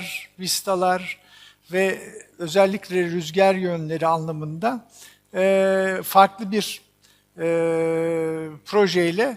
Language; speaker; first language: Turkish; native; Turkish